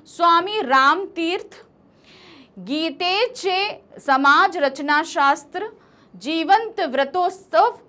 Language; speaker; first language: Hindi; native; Hindi